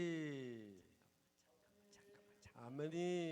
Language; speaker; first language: Korean; non-native, learner; Chinese